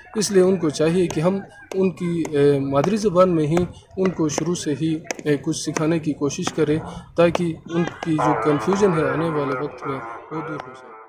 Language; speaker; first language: Urdu; non-native, local second language; Sicilian